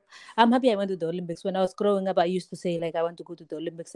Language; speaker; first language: English; non-native, local second language; Kalenjin